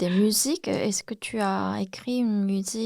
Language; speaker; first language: French; non-native, fluent; Korean